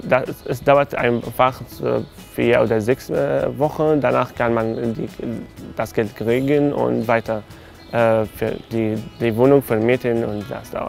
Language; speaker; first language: German; non-native, learner; Arabic